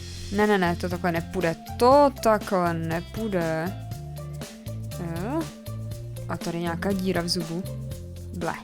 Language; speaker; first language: Czech; native; Czech